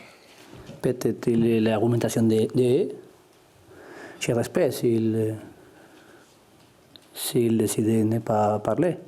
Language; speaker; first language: French; non-native, learner; Spanish